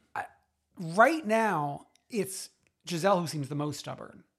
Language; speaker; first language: English; early bilingual, other home language; Italian